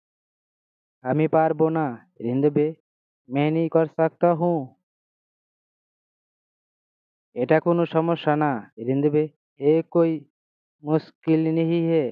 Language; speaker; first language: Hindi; non-native, learner; Bangla